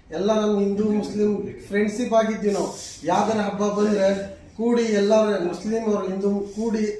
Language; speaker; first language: Kannada; non-native, local second language; Urdu